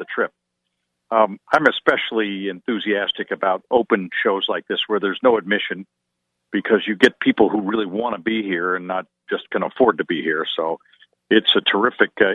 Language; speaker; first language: English; native; English